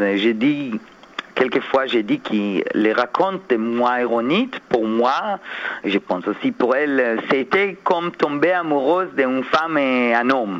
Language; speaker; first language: French; non-native, learner; Hebrew